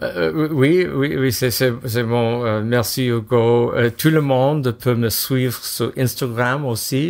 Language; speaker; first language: French; non-native, fluent; English